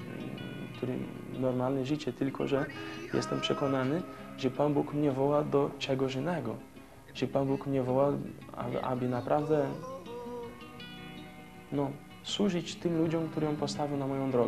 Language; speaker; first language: Polish; non-native, fluent; Portuguese